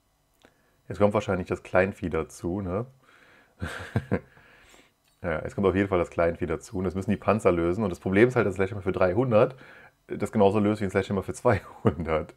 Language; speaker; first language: German; native; German